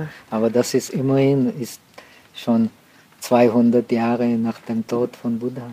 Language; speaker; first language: German; non-native, fluent; Czech